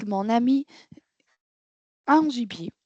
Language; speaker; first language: French; non-native, learner; Arabic